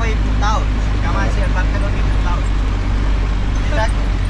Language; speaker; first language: Spanish; native; Spanish